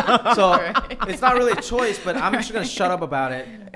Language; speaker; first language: English; early bilingual, other home language; Cantonese